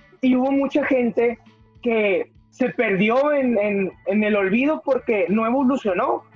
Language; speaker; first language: Spanish; native; Spanish